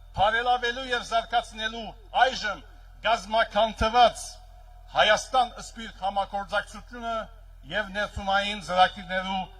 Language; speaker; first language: Armenian; early bilingual, heritage; Armenian